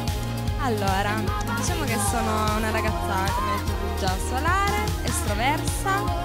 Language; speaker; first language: Italian; early bilingual, other home language; Croatian